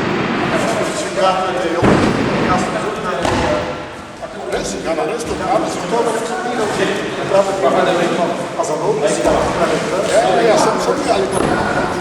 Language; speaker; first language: Dutch; non-native, learner; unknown